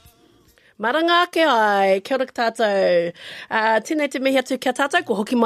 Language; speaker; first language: Māori; non-native, local second language; English